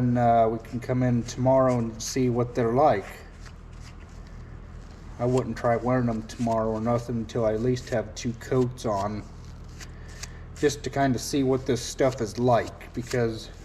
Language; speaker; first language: English; native; English